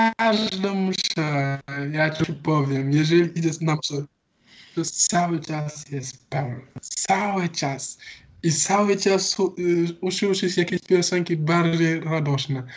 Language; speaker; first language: Polish; non-native, learner; Wolof